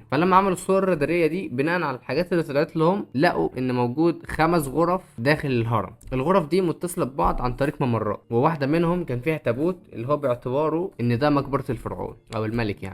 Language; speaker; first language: Arabic; native; Arabic